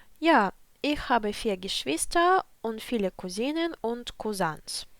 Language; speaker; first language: German; non-native, fluent; Ukrainian